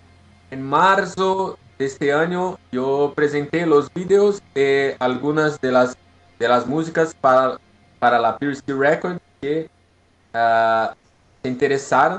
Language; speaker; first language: Spanish; non-native, learner; Portuguese